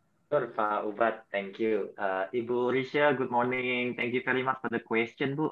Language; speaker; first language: English; non-native, fluent; Indonesian